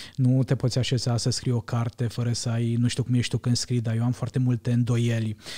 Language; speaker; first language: Romanian; non-native, local second language; Hungarian